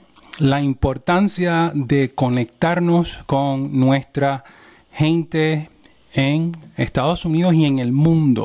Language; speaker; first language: Spanish; native; Spanish